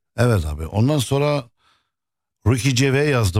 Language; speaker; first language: Turkish; non-native, fluent; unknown